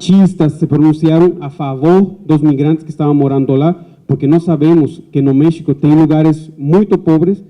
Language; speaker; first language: Portuguese; non-native, fluent; Spanish